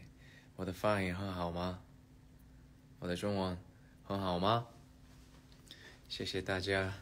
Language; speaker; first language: Chinese; non-native, learner; Korean